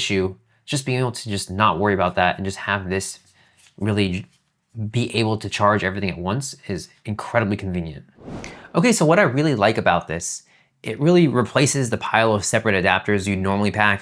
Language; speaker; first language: English; native; English